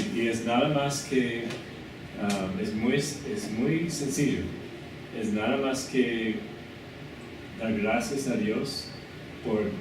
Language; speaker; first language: Spanish; non-native, fluent; English